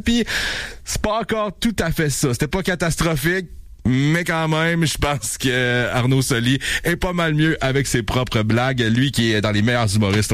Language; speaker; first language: French; native; French